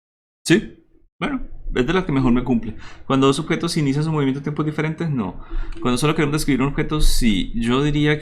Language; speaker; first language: Spanish; native; Spanish